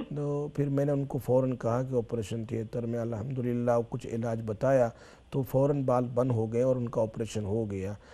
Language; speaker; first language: Urdu; native; Urdu